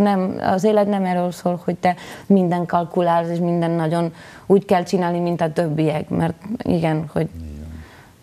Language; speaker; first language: Hungarian; non-native, learner; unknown